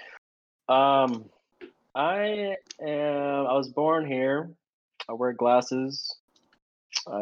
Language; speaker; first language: English; native; English